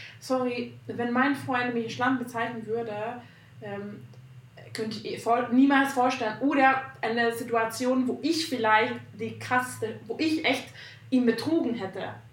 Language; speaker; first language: German; non-native, fluent; Hungarian